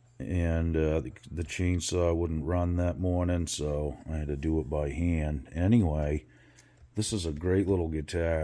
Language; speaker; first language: English; native; English